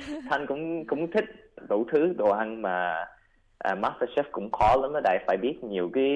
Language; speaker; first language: Vietnamese; early bilingual, heritage; Vietnamese